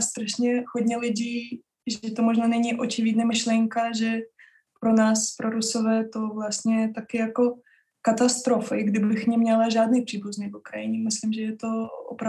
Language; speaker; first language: Czech; non-native, fluent; Russian